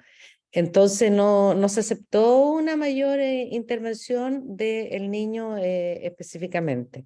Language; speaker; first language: Spanish; native; Spanish